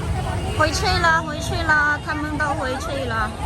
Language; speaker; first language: Chinese; non-native, learner; Vietnamese